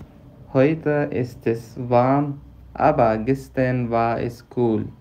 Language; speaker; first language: German; non-native, fluent; Pashto